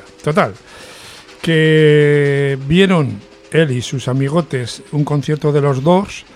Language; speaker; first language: Spanish; native; Spanish